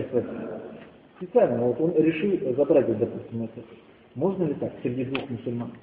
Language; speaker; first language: Russian; native; Russian